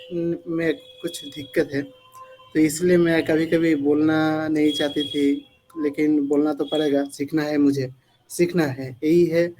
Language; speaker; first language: Hindi; non-native, local second language; Bangla